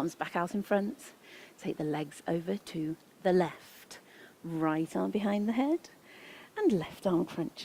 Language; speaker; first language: English; native; English